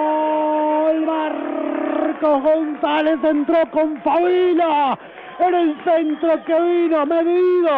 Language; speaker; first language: Spanish; native; Spanish